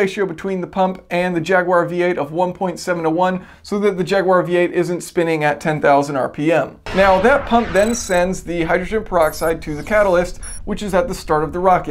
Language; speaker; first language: English; native; English